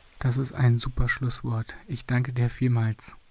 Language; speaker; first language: German; native; German